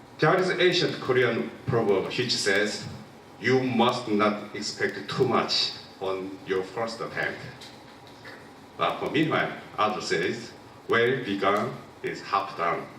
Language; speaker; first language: English; non-native, local second language; Korean